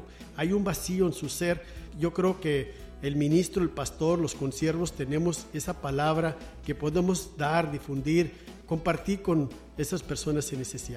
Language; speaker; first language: Spanish; native; Spanish